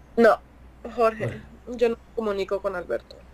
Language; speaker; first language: Spanish; early bilingual, heritage; Spanish